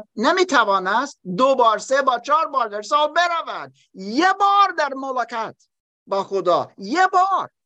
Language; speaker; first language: Persian; non-native, learner; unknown